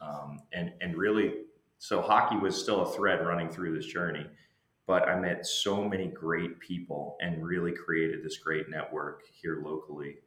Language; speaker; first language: English; native; English